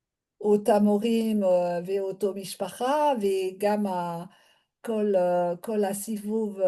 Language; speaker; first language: Hebrew; non-native, learner; French